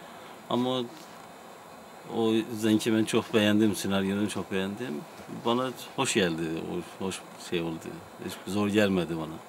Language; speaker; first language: Turkish; non-native, learner; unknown